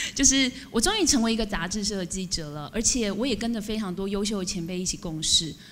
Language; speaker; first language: Chinese; native; Chinese